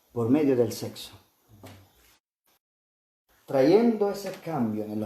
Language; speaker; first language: Spanish; native; Spanish